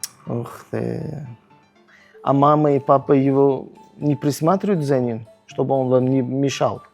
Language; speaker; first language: Russian; non-native, local second language; Tajik